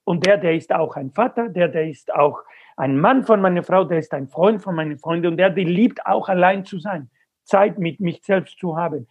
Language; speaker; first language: German; non-native, fluent; Spanish